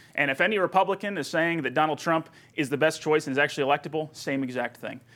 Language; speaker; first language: English; native; English